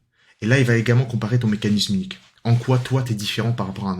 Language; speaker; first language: French; native; French